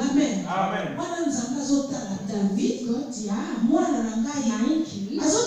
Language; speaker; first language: German; non-native, fluent; Lingala